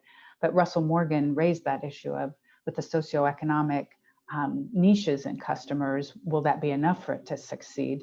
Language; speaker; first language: English; native; English